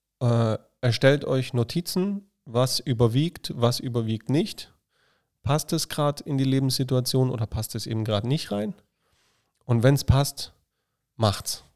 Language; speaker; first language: German; native; German